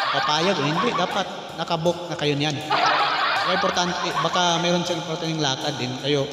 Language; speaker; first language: Filipino; non-native, local second language; Cebuano